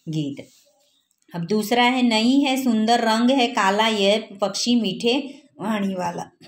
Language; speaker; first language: Hindi; non-native, local second language; Gujarati